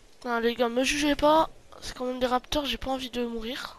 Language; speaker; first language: French; native; French